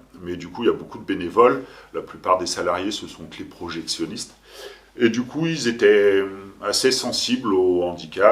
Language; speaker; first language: French; native; French